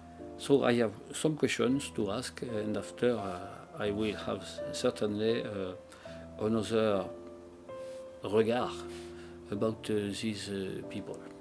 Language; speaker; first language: English; non-native, learner; French